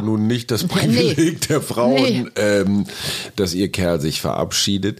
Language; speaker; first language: German; native; German